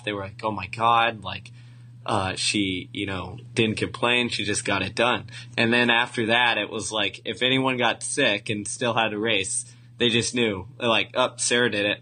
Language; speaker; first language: English; native; English